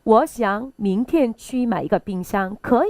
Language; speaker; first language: Chinese; non-native, fluent; Korean